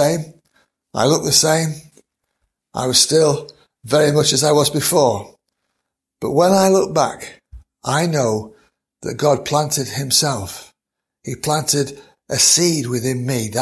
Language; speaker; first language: English; native; English